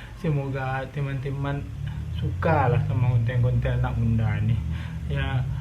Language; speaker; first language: Indonesian; non-native, local second language; Minangkabau